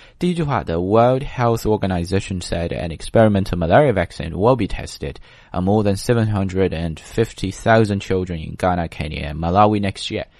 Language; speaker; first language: English; non-native, fluent; Chinese